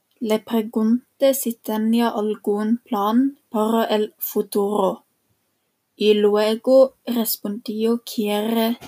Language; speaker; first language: Spanish; non-native, learner; Norwegian